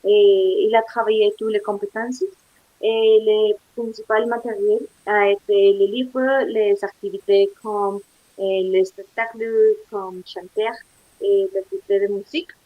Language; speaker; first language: French; non-native, learner; Spanish